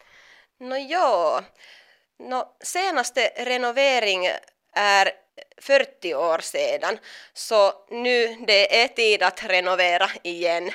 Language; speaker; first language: Swedish; non-native, local second language; Finnish